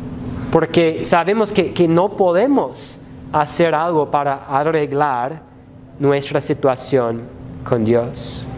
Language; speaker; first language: Spanish; non-native, fluent; English